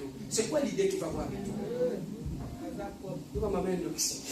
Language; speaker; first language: French; non-native, local second language; Lingala